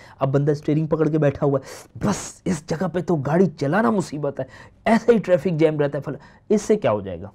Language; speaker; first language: Urdu; native; Urdu